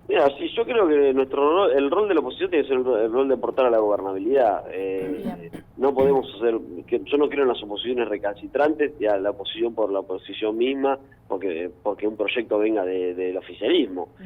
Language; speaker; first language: Spanish; native; Spanish